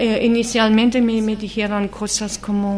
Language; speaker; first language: Spanish; non-native, fluent; German